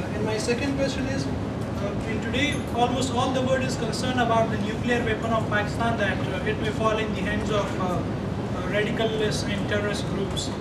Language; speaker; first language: English; non-native, fluent; Persian